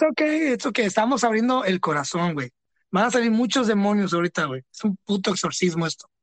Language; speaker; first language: Spanish; early bilingual, heritage; Spanish